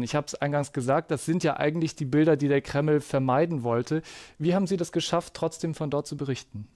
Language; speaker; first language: German; non-native, fluent; Russian